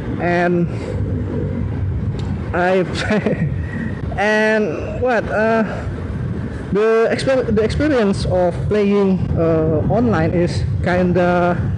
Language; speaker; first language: English; non-native, learner; Indonesian